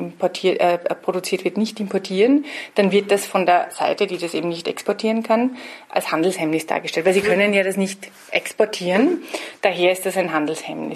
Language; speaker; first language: German; native; German